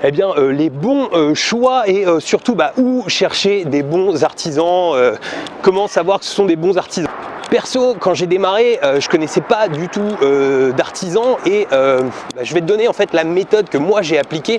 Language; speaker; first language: French; native; French